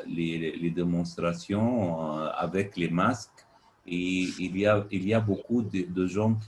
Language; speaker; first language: French; non-native, fluent; Arabic